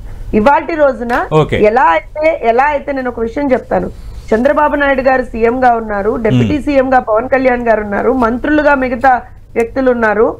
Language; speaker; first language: Telugu; native; Telugu